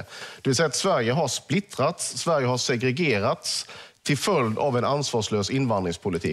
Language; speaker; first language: Swedish; native; Swedish